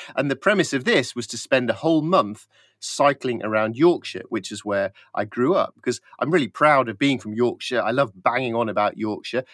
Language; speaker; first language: English; native; English